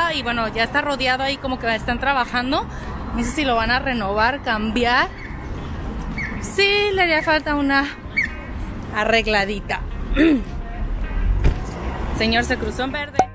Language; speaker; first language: Spanish; native; Spanish